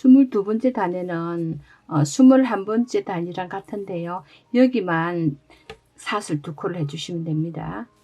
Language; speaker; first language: Korean; native; Korean